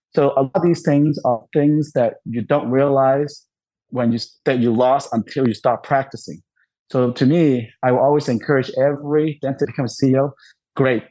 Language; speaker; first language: English; non-native, local second language; Cantonese